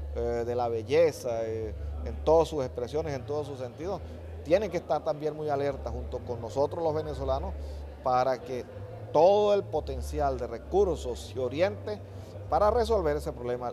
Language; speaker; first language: Spanish; native; Spanish